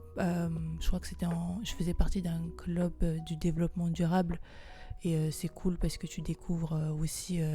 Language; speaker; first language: French; non-native, local second language; Malagasy